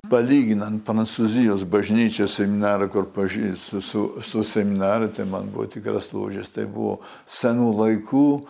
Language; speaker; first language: Lithuanian; early bilingual, heritage; Lithuanian